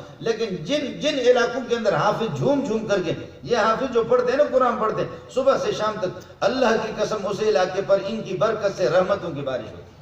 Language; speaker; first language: Urdu; non-native, local second language; Brahui